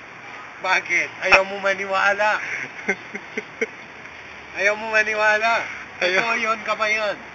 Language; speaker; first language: Filipino; non-native, learner; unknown